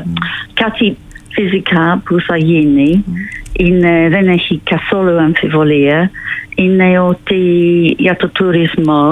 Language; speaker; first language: Greek; non-native, fluent; English